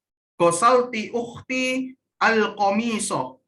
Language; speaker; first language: Arabic; non-native, learner; Indonesian